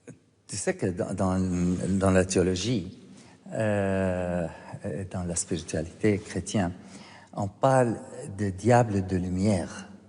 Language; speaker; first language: French; non-native, fluent; Arabic